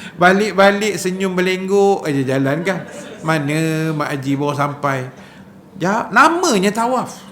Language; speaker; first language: Malay; native; Malay